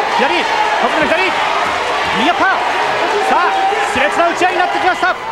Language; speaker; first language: Japanese; native; Japanese